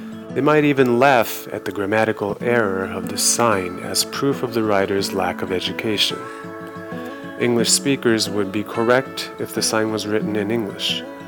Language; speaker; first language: English; non-native, fluent; Japanese